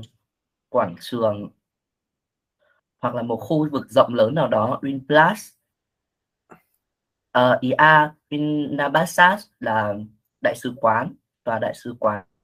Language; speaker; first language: Vietnamese; native; Vietnamese